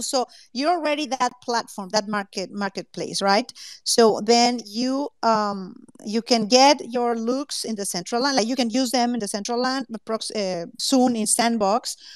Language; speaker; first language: English; non-native, fluent; Spanish